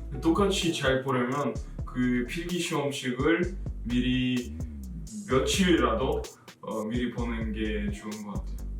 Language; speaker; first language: Korean; non-native, fluent; Russian